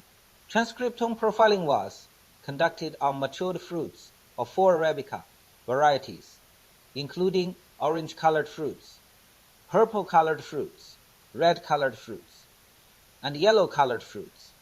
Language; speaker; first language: English; non-native, fluent; Chinese